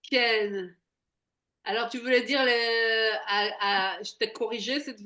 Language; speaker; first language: French; non-native, fluent; Hebrew